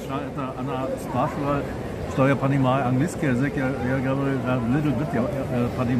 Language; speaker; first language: Russian; non-native, learner; German